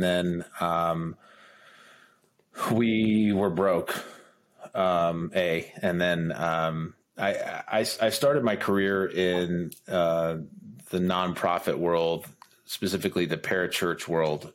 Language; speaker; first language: English; native; English